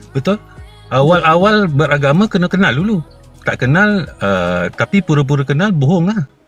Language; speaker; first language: Malay; native; Malay